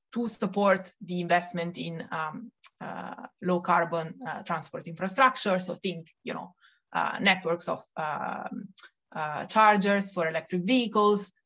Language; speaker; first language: English; non-native, fluent; Italian